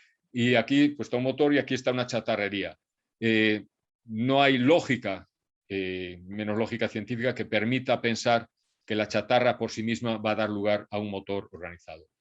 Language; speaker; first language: Spanish; native; Spanish